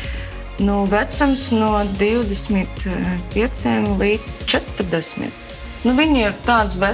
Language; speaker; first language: Latvian; non-native, local second language; Russian